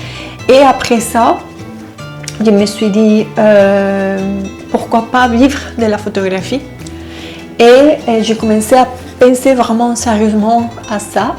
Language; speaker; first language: French; non-native, fluent; Spanish